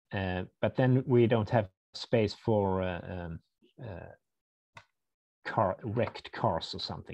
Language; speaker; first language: English; non-native, fluent; Swedish